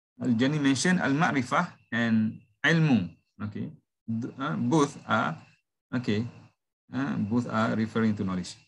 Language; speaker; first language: English; non-native, local second language; Malay